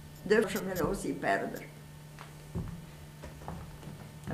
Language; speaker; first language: French; non-native, fluent; Hungarian